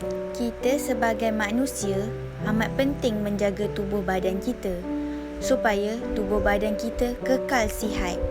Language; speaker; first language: Malay; native; Malay